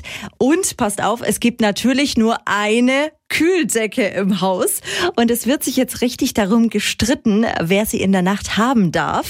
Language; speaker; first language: German; native; German